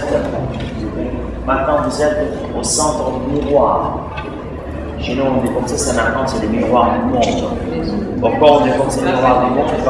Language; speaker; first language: French; non-native, fluent; Uzbek